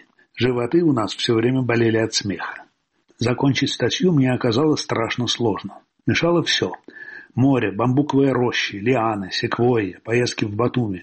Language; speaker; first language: Russian; native; Russian